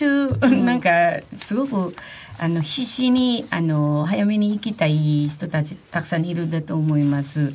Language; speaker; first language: Japanese; non-native, fluent; Filipino